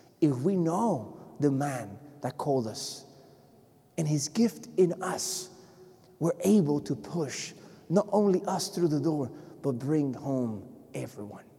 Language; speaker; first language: English; non-native, fluent; Spanish